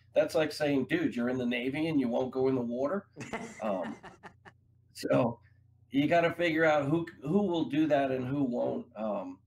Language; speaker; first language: English; native; English